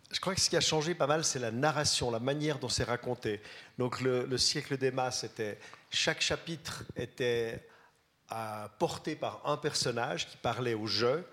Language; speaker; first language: French; native; French